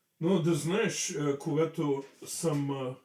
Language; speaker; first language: Bulgarian; non-native, fluent; English